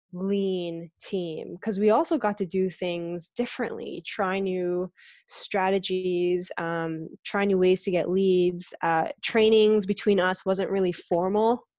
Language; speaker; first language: English; native; English